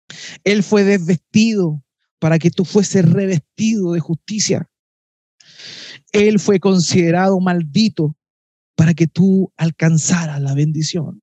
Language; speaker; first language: Spanish; native; Spanish